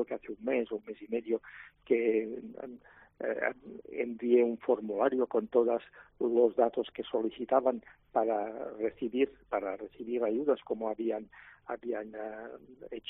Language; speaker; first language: Spanish; non-native, local second language; Catalan